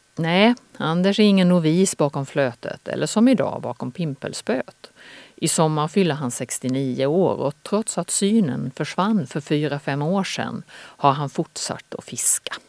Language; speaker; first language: Swedish; native; Swedish